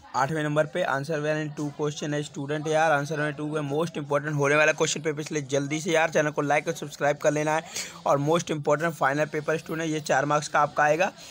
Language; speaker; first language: Hindi; non-native, local second language; Punjabi